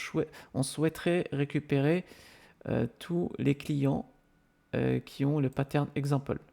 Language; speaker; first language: French; native; French